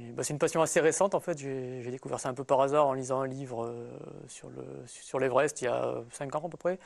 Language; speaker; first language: French; native; French